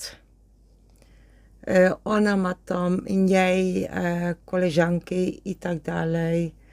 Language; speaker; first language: Polish; non-native, learner; Dutch